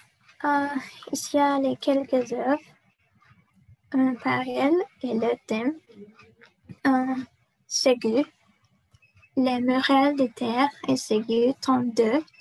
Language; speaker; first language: French; non-native, learner; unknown